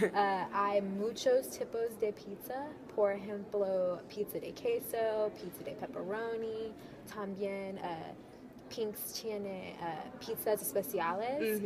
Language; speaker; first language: Spanish; non-native, learner; English